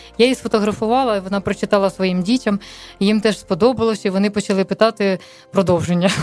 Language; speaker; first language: Ukrainian; non-native, local second language; Russian